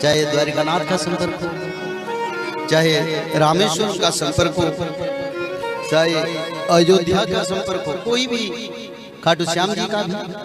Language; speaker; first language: Hindi; non-native, local second language; Odia